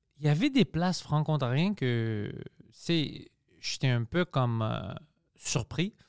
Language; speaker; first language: French; early bilingual, other home language; Greek